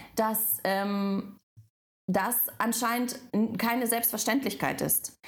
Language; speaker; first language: German; non-native, fluent; Russian